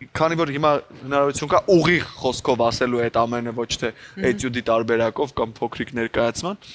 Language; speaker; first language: Armenian; native; Armenian